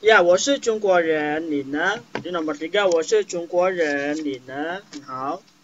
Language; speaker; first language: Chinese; non-native, fluent; Indonesian